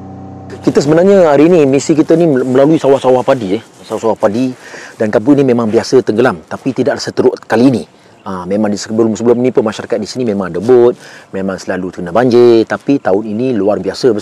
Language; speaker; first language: Malay; native; Malay